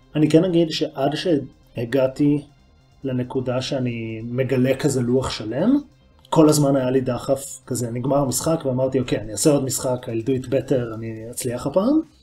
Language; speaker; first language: Hebrew; native; Hebrew